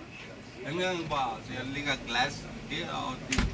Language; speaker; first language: Danish; non-native, learner; Bangla